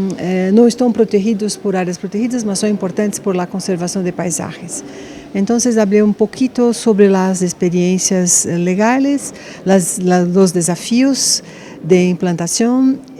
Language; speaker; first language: Spanish; non-native, fluent; Portuguese